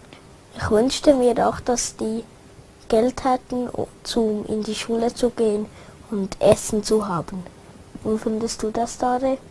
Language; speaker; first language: German; early bilingual, other home language; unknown